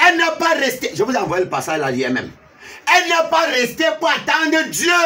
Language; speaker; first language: French; non-native, local second language; English